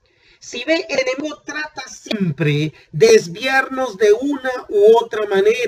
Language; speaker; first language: Spanish; native; Spanish